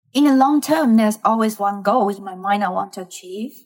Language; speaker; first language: English; non-native, fluent; Chinese